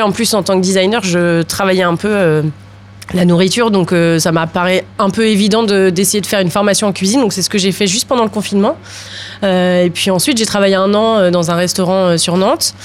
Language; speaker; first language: French; native; French